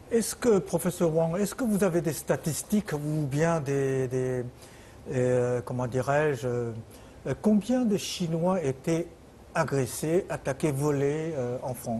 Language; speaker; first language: French; non-native, fluent; Chinese